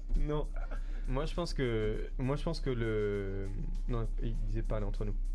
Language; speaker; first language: French; native; French